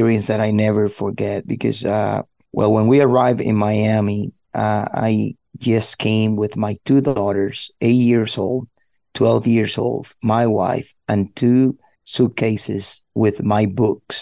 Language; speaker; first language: English; non-native, fluent; Spanish